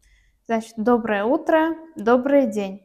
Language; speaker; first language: Russian; non-native, fluent; Uzbek